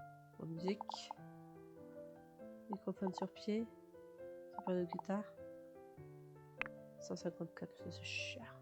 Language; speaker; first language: French; native; French